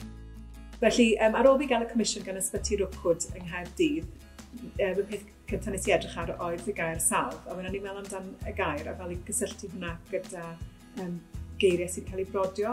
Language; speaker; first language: Welsh; native; Welsh